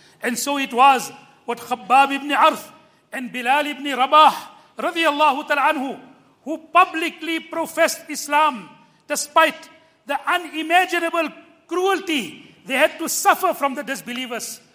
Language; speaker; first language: English; native; English